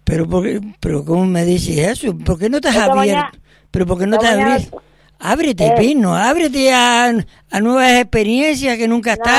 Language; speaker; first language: Spanish; native; Spanish